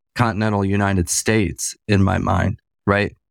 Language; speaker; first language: English; native; English